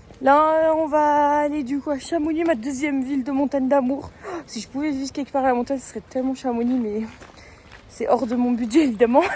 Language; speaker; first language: French; native; French